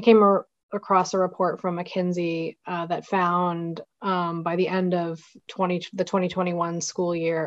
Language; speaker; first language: English; native; English